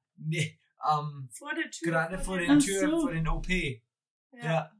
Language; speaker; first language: German; non-native, fluent; English